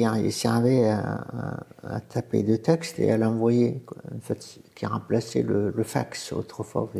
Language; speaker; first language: French; non-native, fluent; Arabic